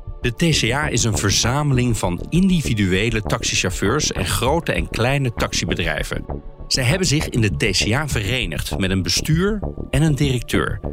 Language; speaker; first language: Dutch; native; Dutch